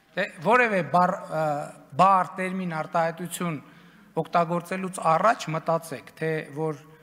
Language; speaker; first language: Armenian; native; Armenian